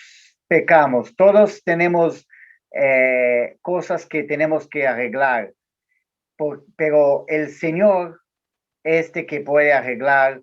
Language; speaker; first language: Spanish; non-native, learner; Portuguese